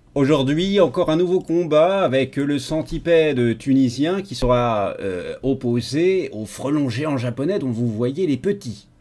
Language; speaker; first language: French; native; French